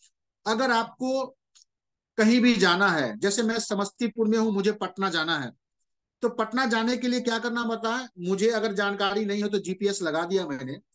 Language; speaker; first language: Hindi; native; Hindi